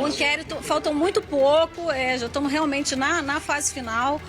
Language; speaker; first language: Portuguese; native; Portuguese